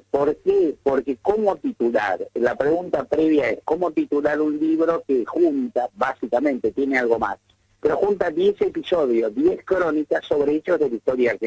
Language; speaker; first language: Spanish; native; Spanish